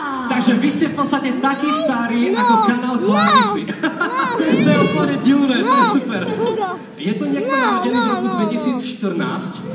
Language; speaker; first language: Slovak; native; Slovak